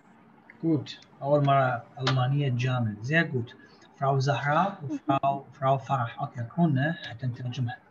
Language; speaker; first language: German; non-native, fluent; Arabic